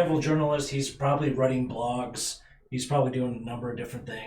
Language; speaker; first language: English; native; English